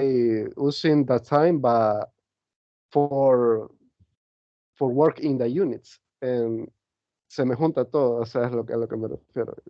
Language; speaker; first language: English; non-native, learner; Spanish